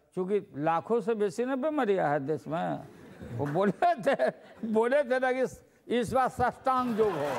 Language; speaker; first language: Hindi; native; Hindi